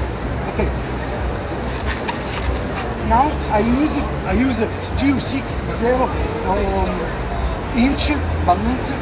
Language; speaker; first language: English; non-native, learner; Italian